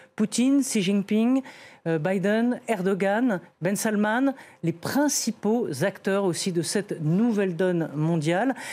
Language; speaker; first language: French; native; French